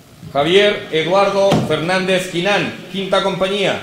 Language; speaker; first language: Spanish; native; Spanish